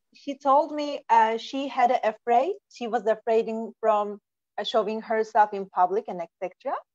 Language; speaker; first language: English; non-native, fluent; Turkish